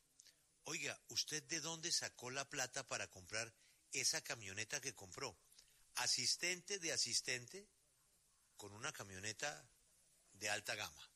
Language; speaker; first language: Spanish; native; Spanish